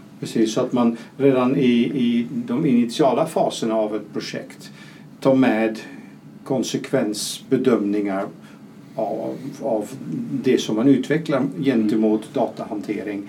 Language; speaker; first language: Swedish; non-native, fluent; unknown